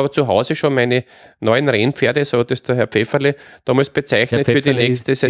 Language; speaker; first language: German; native; German